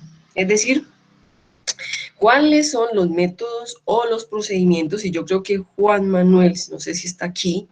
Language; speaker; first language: Spanish; native; Spanish